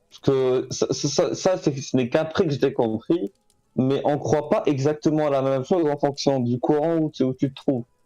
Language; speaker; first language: French; non-native, local second language; Arabic